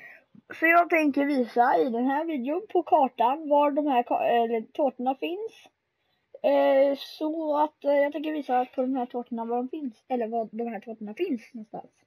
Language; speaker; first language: Swedish; native; Swedish